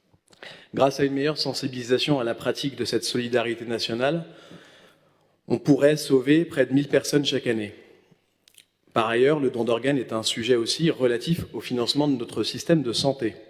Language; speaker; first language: French; native; French